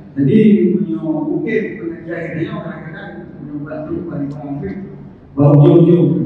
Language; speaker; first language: Malay; non-native, local second language; Achinese